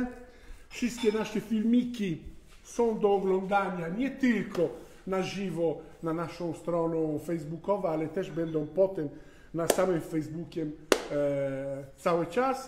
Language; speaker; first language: Polish; non-native, fluent; Italian